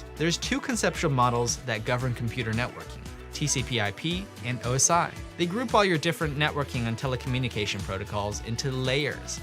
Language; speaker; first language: English; native; English